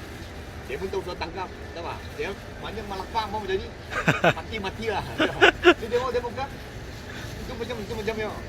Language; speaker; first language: Indonesian; non-native, local second language; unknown